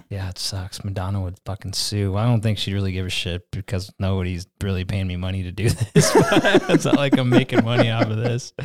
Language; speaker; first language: English; native; English